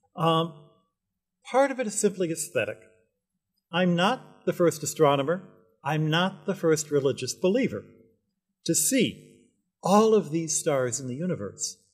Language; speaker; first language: English; native; English